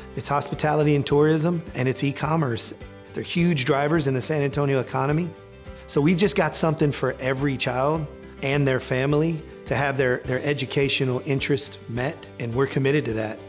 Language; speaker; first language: English; native; English